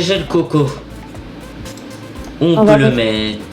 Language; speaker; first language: French; native; French